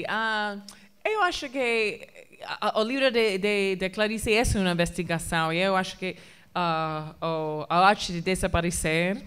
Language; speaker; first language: Portuguese; non-native, fluent; English